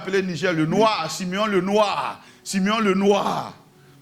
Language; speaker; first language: French; native; French